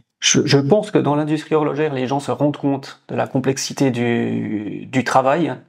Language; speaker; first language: French; native; French